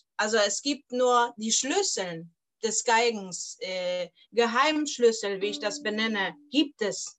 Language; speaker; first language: German; non-native, fluent; Polish